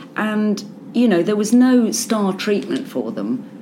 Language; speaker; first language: English; native; English